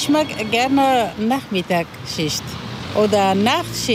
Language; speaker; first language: German; non-native, learner; Persian